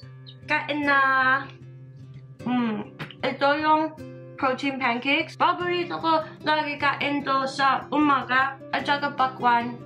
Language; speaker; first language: Filipino; non-native, learner; English